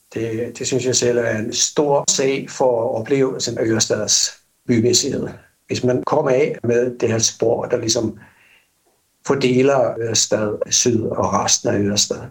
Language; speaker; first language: Danish; non-native, fluent; Finnish